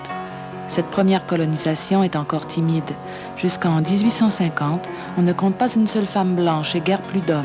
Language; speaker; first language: French; native; French